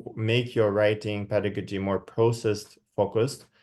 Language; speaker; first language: English; non-native, fluent; Kazakh